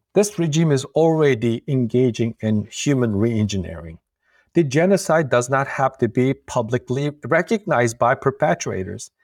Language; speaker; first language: English; non-native, fluent; Uyghur